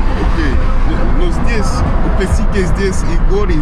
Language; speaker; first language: Russian; non-native, learner; English